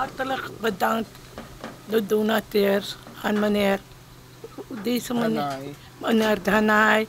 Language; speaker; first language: Dutch; non-native, local second language; Caribbean Hindustani